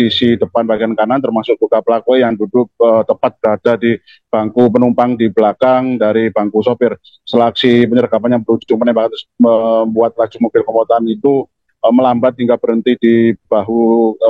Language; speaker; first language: Indonesian; native; Indonesian